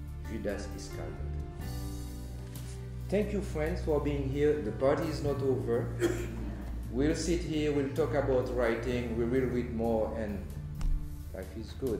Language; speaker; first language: English; non-native, fluent; Haitian Creole